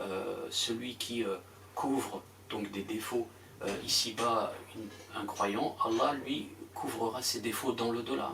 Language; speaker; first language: French; native; French